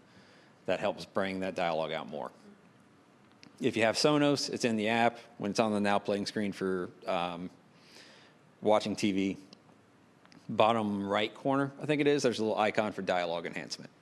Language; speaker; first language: English; native; English